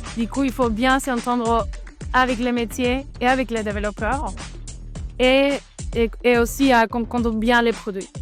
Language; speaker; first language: French; non-native, fluent; Spanish